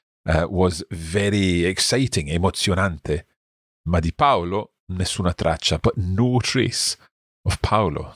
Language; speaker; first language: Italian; non-native, fluent; English